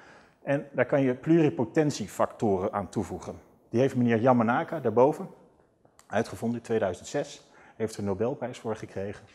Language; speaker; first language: Dutch; native; Dutch